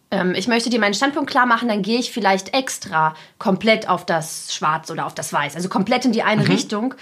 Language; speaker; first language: German; early bilingual, other home language; Russian